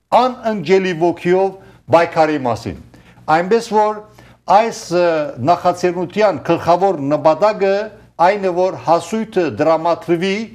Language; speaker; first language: Armenian; early bilingual, heritage; Armenian